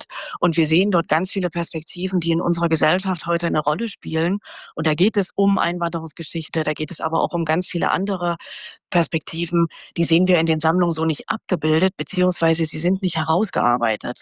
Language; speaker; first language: German; native; German